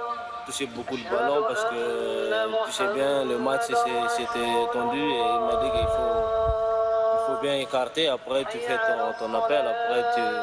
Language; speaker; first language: French; non-native, local second language; Malagasy